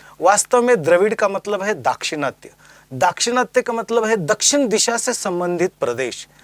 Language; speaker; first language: Hindi; non-native, local second language; Marathi